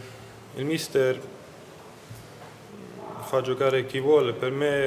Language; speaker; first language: Italian; non-native, fluent; Swedish